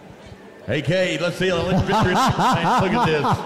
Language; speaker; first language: English; native; English